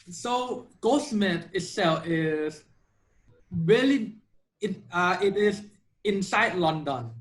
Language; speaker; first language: English; non-native, fluent; Thai